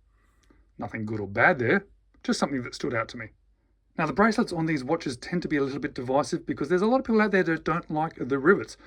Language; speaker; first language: English; native; English